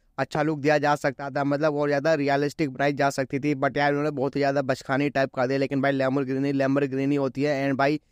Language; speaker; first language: Hindi; native; Hindi